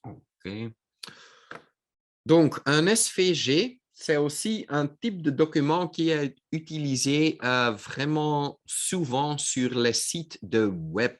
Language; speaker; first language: French; non-native, local second language; Dutch